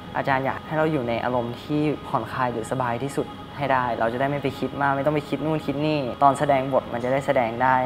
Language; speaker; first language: Thai; early bilingual, heritage; Thai